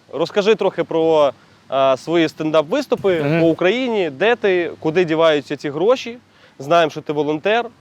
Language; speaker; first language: Ukrainian; native; Ukrainian